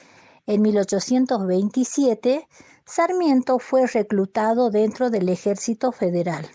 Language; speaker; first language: Spanish; native; Spanish